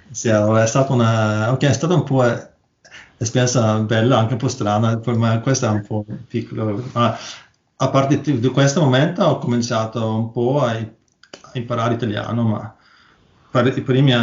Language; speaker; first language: Italian; non-native, learner; Norwegian